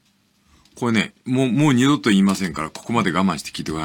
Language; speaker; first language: Japanese; native; Japanese